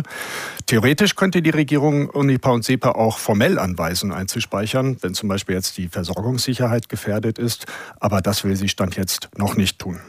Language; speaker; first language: German; native; German